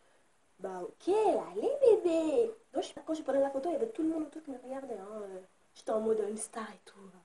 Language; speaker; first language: French; native; French